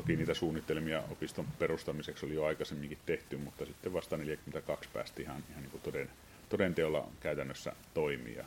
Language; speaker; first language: Finnish; native; Finnish